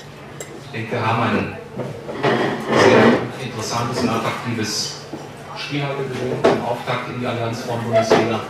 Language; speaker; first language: German; native; German